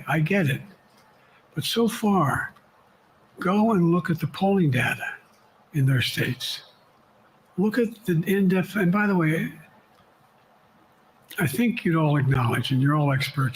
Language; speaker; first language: English; native; English